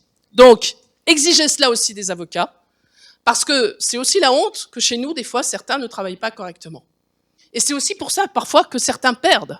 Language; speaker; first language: French; native; French